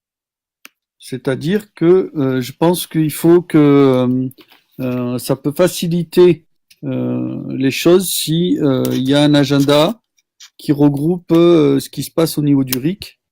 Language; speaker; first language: French; native; French